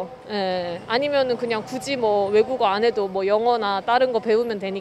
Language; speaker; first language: Korean; native; Korean